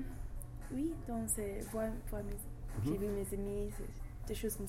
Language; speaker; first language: French; non-native, learner; English